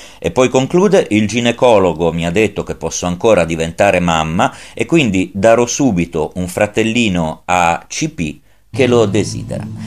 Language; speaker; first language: Italian; native; Italian